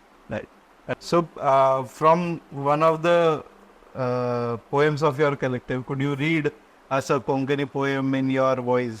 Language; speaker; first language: English; non-native, local second language; Konkani